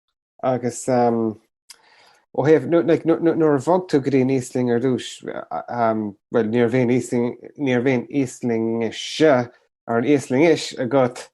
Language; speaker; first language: Irish; native; Irish